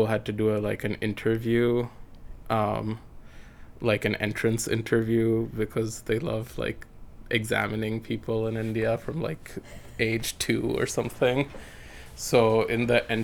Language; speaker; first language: English; native; English